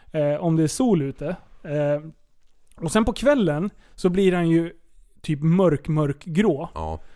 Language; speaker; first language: Swedish; native; Swedish